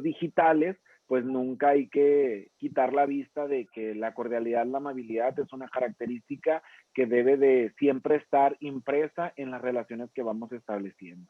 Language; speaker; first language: Spanish; native; Spanish